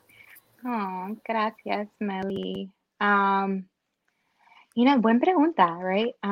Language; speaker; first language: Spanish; early bilingual, heritage; Spanish